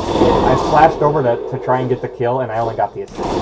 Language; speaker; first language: English; native; English